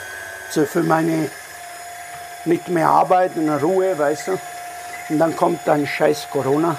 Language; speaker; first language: German; non-native, learner; Italian